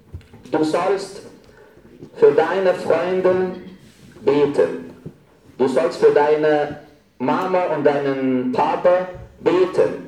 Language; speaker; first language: German; non-native, fluent; Arabic